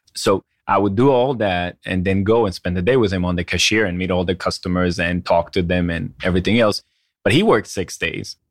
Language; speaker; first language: English; non-native, fluent; Hebrew